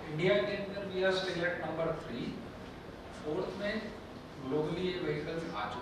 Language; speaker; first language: Hindi; native; Hindi